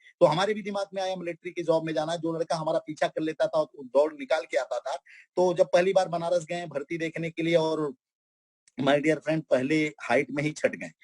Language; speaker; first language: Hindi; non-native, local second language; Bhojpuri